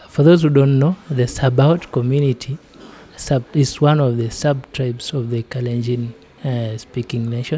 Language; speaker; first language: English; non-native, local second language; Kalenjin